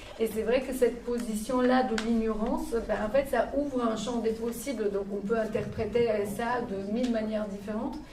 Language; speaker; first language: French; non-native, fluent; Bulgarian